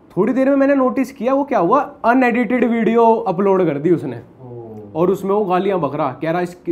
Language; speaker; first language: Hindi; native; Hindi